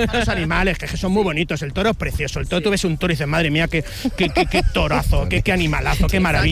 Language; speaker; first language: Spanish; native; Spanish